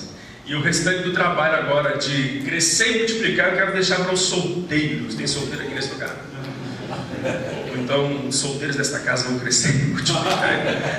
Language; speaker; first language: Portuguese; native; Portuguese